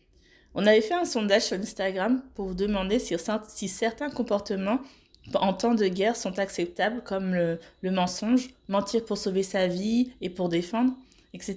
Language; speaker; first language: French; native; French